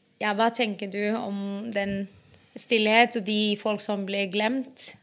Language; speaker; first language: Norwegian; non-native, fluent; Arabic